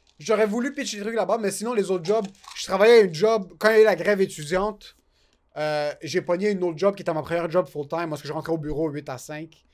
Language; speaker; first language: French; native; French